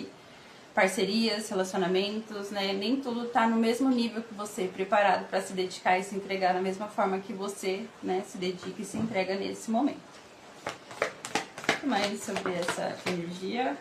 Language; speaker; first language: Portuguese; native; Portuguese